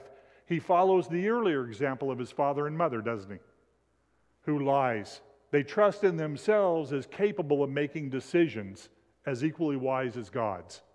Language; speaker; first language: English; native; English